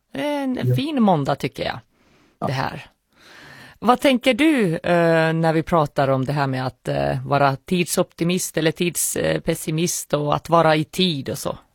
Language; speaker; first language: Swedish; native; Swedish